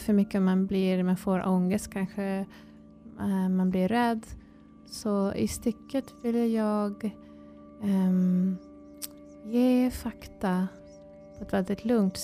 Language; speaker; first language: Swedish; non-native, fluent; English